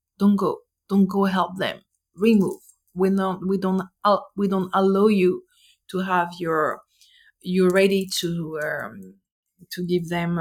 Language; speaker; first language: English; non-native, fluent; French